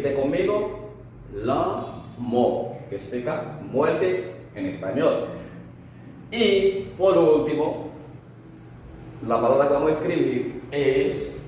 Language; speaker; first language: Spanish; non-native, fluent; Haitian Creole